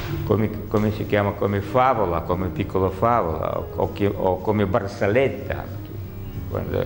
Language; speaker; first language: Italian; non-native, learner; Russian